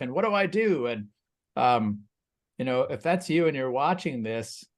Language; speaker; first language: English; native; English